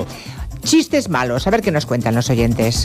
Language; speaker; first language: Spanish; native; Spanish